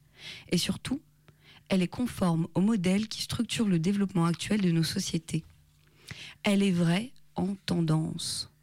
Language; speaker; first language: French; native; French